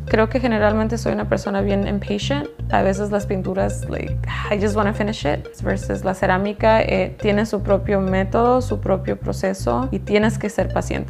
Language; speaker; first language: Spanish; early bilingual, heritage; Spanish